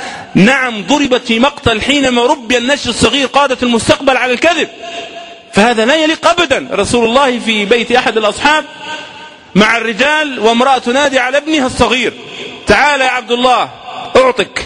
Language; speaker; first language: Arabic; native; Arabic